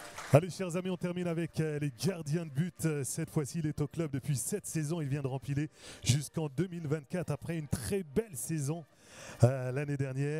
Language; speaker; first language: French; native; French